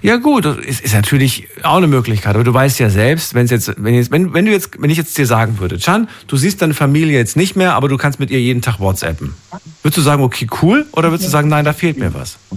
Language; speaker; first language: German; native; German